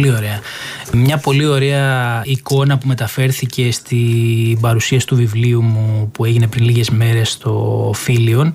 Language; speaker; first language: Greek; native; Greek